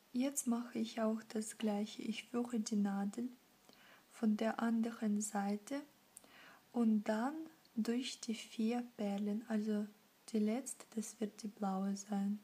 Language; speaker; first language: German; non-native, fluent; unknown